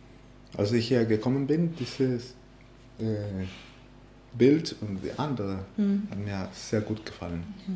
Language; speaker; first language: German; non-native, learner; Spanish